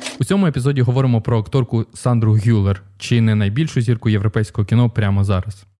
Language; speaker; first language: Ukrainian; native; Ukrainian